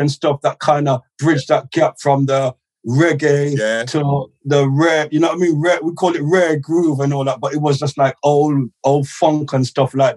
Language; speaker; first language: English; native; English